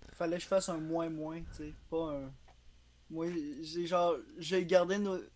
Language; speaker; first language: French; native; French